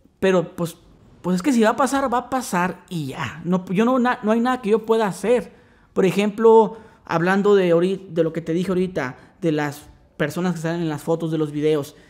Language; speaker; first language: Spanish; native; Spanish